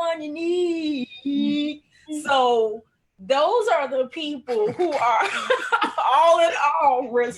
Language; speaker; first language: English; native; English